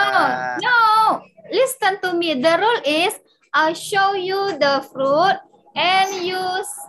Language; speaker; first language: English; non-native, learner; Indonesian